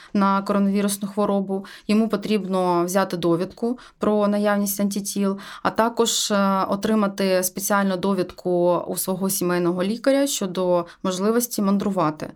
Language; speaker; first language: Ukrainian; native; Ukrainian